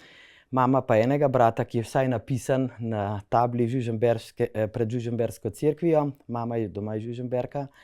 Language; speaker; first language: Slovenian; native; Slovenian